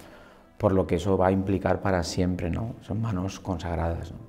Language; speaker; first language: Spanish; native; Spanish